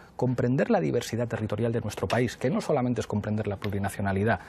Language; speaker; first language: Spanish; native; Spanish